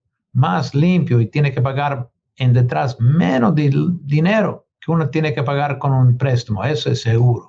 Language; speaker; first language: Spanish; non-native, learner; English